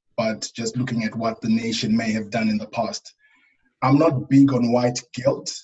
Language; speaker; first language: English; non-native, local second language; Shona